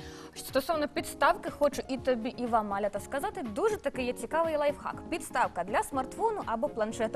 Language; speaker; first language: Ukrainian; native; Ukrainian